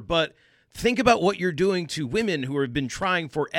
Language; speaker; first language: English; native; English